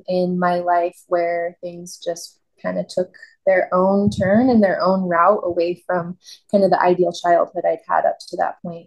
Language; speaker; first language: English; native; English